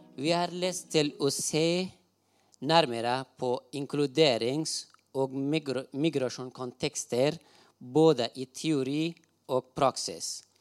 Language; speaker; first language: Norwegian; non-native, fluent; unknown